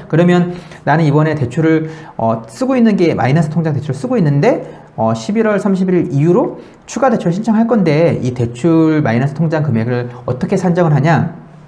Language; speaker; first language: Korean; native; Korean